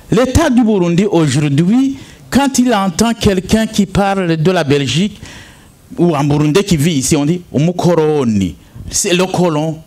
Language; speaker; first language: French; non-native, local second language; Rundi